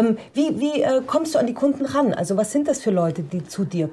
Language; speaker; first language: German; native; German